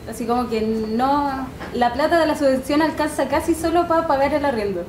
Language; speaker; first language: Spanish; native; Spanish